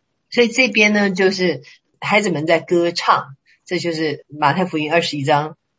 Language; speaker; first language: Chinese; native; Chinese